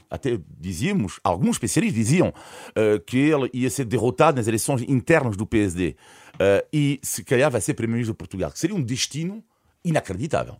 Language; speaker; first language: Portuguese; non-native, fluent; French